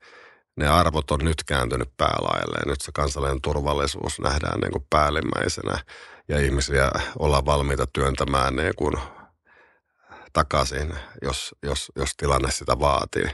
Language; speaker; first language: Finnish; native; Finnish